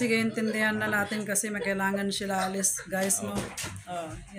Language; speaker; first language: Filipino; non-native, learner; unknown